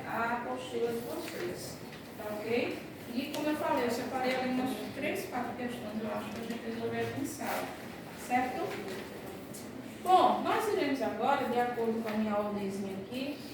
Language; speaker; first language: Portuguese; native; Portuguese